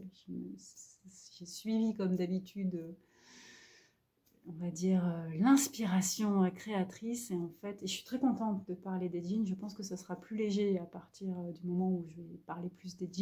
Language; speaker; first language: French; native; French